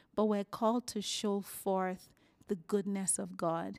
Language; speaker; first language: English; non-native, local second language; Yoruba